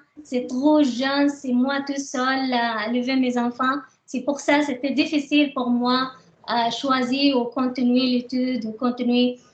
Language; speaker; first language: French; non-native, learner; Arabic